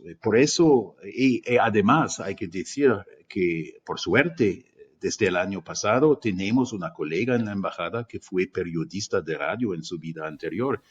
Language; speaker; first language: Spanish; non-native, fluent; German